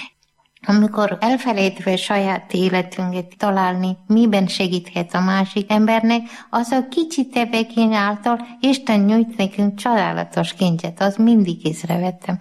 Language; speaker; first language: Hungarian; non-native, learner; Malayalam